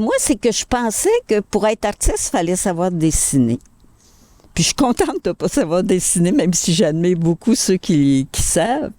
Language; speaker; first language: French; native; French